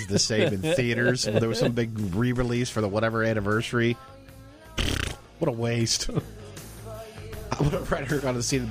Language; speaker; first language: English; native; English